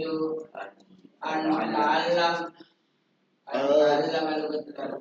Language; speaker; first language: Arabic; non-native, learner; Indonesian